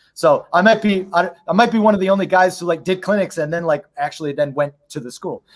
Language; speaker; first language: English; native; English